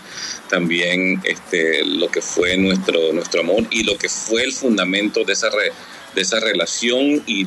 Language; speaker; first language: Spanish; native; Spanish